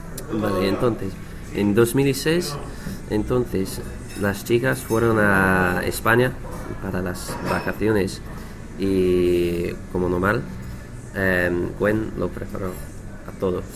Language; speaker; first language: Spanish; non-native, learner; English